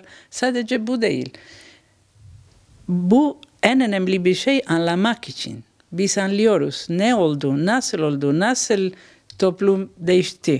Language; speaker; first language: Turkish; non-native, learner; Italian